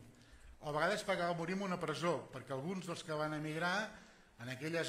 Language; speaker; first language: Catalan; native; Catalan